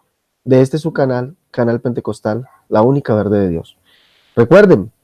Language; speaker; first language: Spanish; native; Spanish